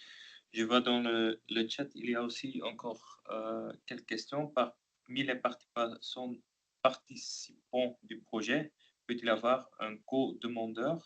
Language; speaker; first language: French; non-native, local second language; Dutch